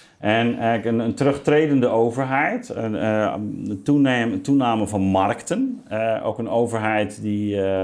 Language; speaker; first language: Dutch; native; Dutch